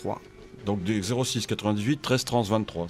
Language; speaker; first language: French; native; French